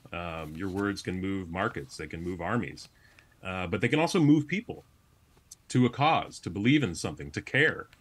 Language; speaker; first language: English; native; English